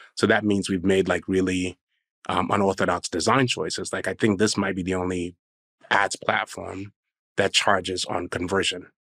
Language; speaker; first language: English; non-native, local second language; Akan